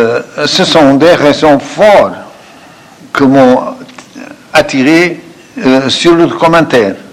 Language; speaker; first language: French; non-native, fluent; Portuguese